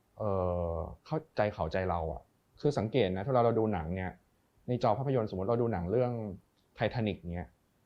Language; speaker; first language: Thai; native; Thai